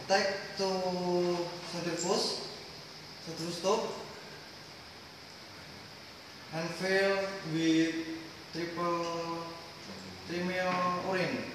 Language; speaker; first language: English; non-native, learner; Indonesian